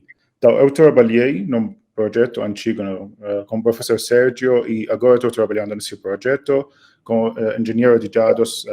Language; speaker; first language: Portuguese; non-native, fluent; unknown